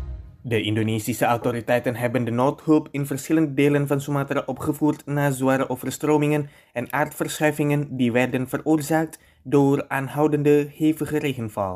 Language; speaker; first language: Dutch; non-native, fluent; Indonesian